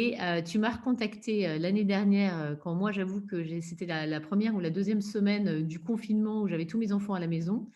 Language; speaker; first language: French; native; French